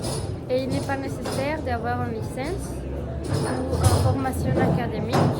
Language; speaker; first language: French; non-native, learner; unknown